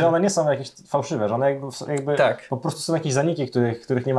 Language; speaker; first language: Polish; native; Polish